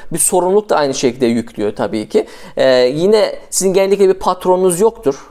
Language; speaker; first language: Turkish; early bilingual, heritage; Turkish